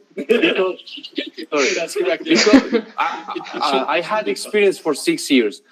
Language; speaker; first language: English; non-native, fluent; Russian